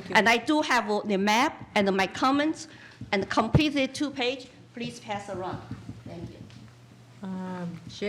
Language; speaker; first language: English; non-native, fluent; Chinese